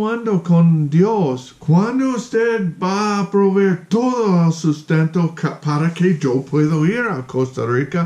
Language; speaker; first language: Spanish; non-native, fluent; English